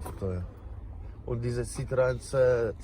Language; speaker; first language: German; non-native, learner; Polish